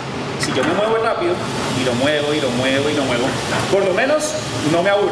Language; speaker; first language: Spanish; native; Spanish